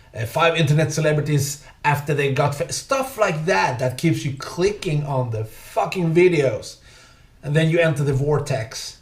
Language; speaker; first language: English; native; English